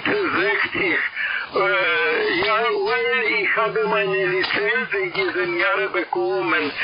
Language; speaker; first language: German; non-native, learner; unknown